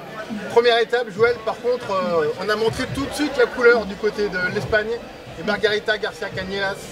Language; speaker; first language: French; native; French